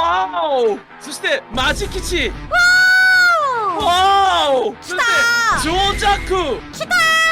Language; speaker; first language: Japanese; non-native, fluent; Korean